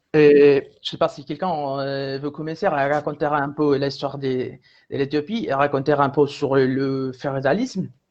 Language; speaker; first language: French; non-native, fluent; Spanish